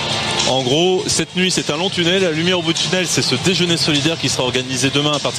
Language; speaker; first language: French; native; French